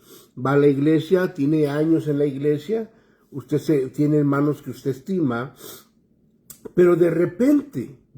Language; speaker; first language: Spanish; native; Spanish